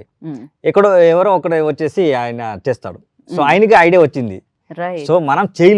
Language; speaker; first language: Telugu; non-native, learner; Kannada